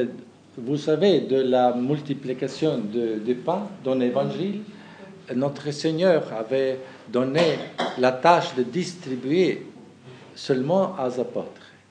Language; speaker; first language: French; non-native, fluent; German